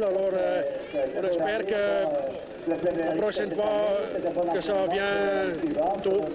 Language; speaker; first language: French; non-native, local second language; Dutch